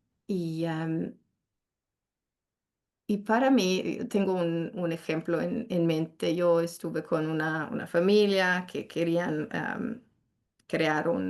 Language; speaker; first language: Spanish; non-native, fluent; English